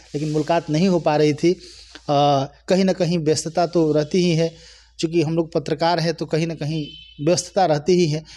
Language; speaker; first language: Hindi; native; Hindi